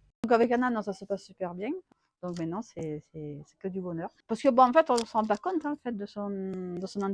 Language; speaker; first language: French; native; French